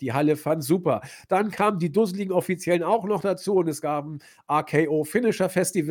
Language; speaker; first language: German; native; German